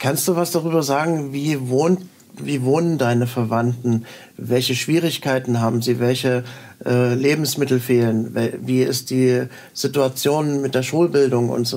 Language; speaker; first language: German; native; German